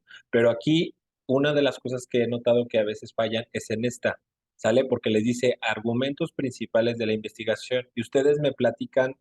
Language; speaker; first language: Spanish; native; Spanish